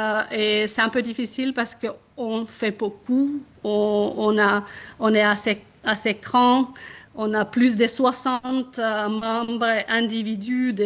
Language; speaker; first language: French; non-native, fluent; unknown